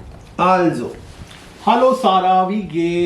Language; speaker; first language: German; non-native, fluent; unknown